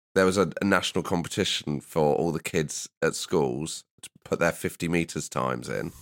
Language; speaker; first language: English; native; English